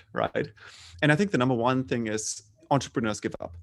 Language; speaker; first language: English; non-native, fluent; German